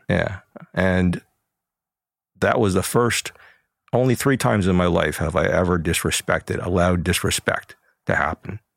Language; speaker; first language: English; early bilingual, other home language; Chinese